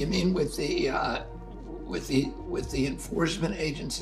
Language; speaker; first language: English; native; English